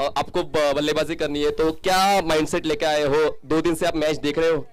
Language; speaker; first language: Hindi; non-native, local second language; Marathi